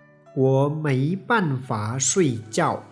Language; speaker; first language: Chinese; non-native, fluent; Tibetan